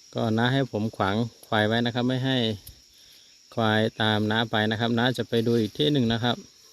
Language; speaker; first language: Thai; non-native, local second language; Karen languages